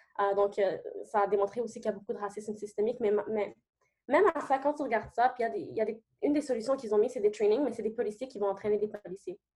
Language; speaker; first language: French; early bilingual, other home language; Arabic